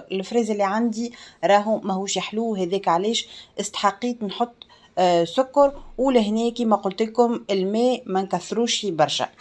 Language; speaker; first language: Arabic; native; Arabic